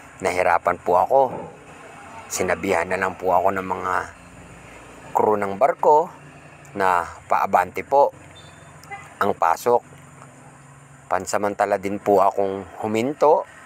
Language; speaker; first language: Filipino; non-native, local second language; Pampanga